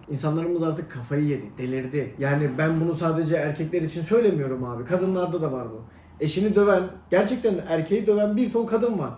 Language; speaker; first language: Turkish; native; Turkish